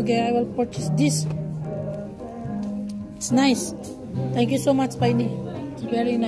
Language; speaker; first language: English; non-native, local second language; Filipino